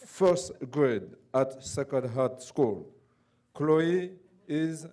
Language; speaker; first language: English; non-native, fluent; Haitian Creole